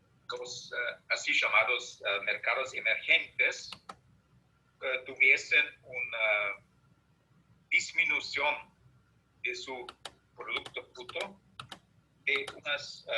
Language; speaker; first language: Spanish; non-native, fluent; German